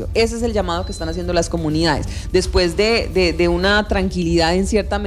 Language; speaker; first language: Spanish; native; Spanish